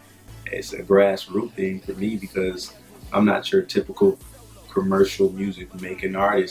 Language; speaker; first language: English; native; English